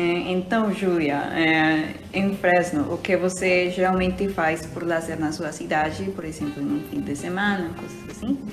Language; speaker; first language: Portuguese; non-native, fluent; Spanish